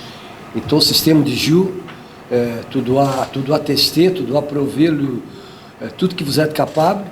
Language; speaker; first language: French; non-native, fluent; Portuguese